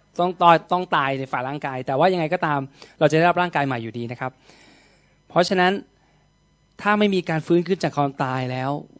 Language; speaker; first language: Thai; native; Thai